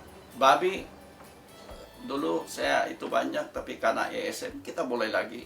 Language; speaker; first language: Indonesian; non-native, fluent; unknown